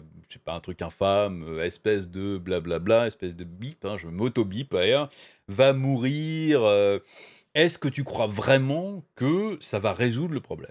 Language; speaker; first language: French; native; French